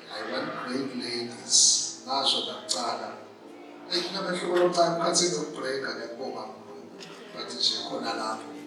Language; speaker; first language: Zulu; non-native, local second language; Swati